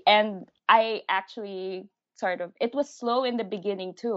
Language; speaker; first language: English; native; English